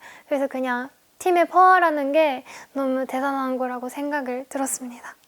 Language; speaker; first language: Korean; non-native, fluent; Japanese